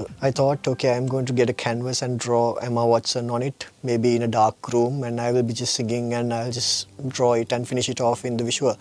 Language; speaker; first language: English; non-native, local second language; Sinhala